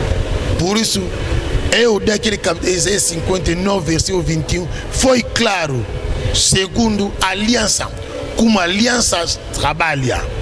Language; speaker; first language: Portuguese; non-native, learner; Lingala